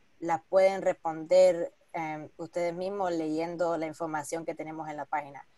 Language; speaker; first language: Spanish; early bilingual, heritage; Spanish